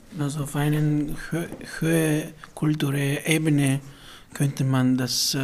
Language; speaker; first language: German; non-native, fluent; Bulgarian